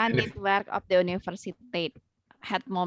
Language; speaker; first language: Dutch; non-native, learner; Indonesian